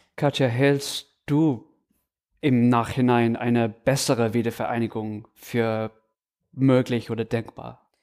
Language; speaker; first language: German; non-native, fluent; English